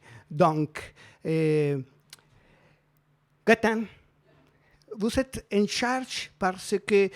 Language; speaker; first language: French; non-native, learner; Spanish